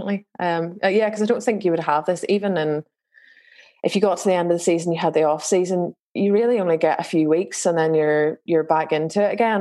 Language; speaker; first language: English; native; English